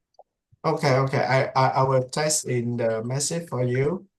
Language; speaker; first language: English; non-native, learner; Indonesian